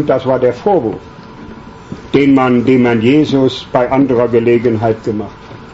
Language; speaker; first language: German; native; German